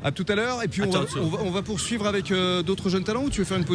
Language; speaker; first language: French; native; French